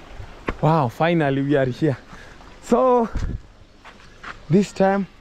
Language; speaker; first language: English; non-native, learner; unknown